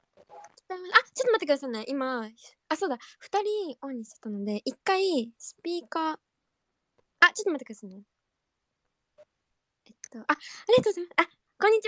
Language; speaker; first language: Japanese; native; Japanese